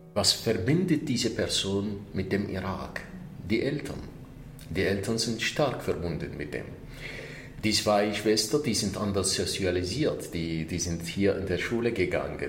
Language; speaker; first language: German; non-native, fluent; Arabic